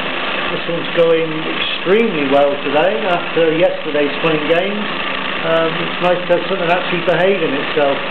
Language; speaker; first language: English; native; English